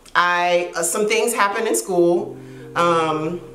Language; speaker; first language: English; native; English